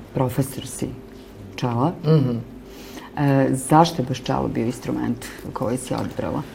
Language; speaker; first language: Serbian; native; Serbian